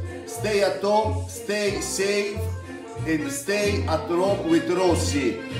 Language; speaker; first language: English; non-native, learner; Italian